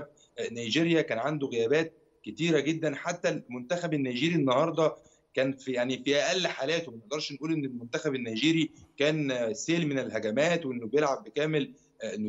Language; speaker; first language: Arabic; native; Arabic